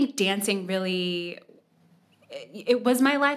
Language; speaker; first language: English; native; English